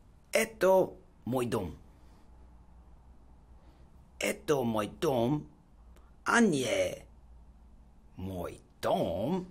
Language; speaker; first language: Russian; non-native, learner; English